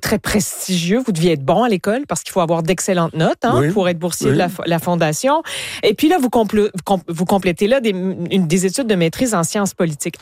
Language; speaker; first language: French; native; French